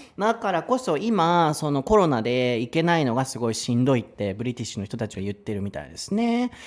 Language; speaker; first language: Japanese; native; Japanese